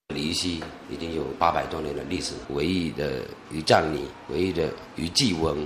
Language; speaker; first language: Chinese; native; Chinese